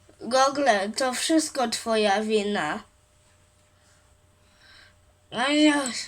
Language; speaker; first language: Polish; early bilingual, heritage; Portuguese